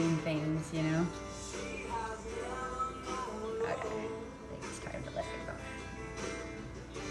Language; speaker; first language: English; native; English